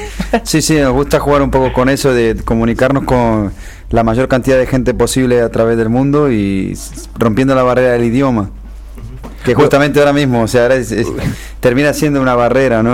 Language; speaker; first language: Spanish; native; Spanish